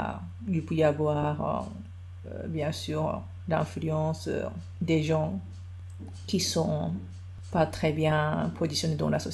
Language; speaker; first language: French; non-native, fluent; Japanese